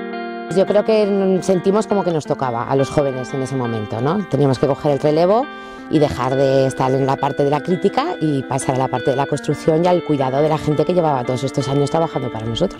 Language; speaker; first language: Spanish; native; Spanish